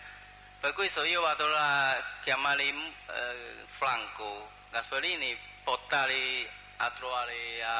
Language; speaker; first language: Italian; non-native, learner; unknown